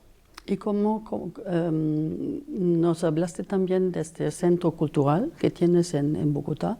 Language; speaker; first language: Spanish; non-native, fluent; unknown